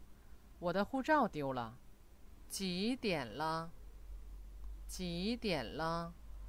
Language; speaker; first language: Chinese; non-native, fluent; Korean